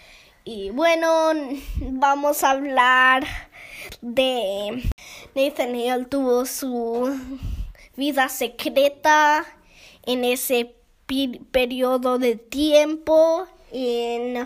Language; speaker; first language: Spanish; early bilingual, heritage; Spanish